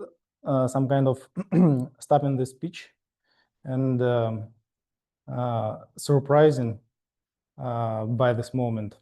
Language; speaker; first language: English; non-native, fluent; Russian